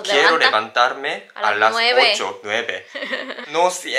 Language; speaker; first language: Spanish; non-native, learner; Japanese